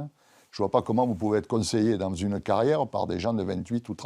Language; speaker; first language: French; native; French